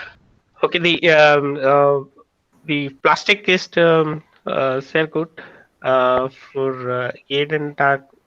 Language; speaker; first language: German; non-native, learner; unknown